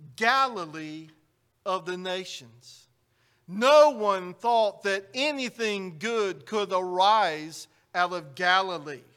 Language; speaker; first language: English; native; English